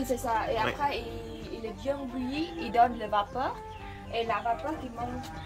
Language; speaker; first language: French; non-native, learner; Khmer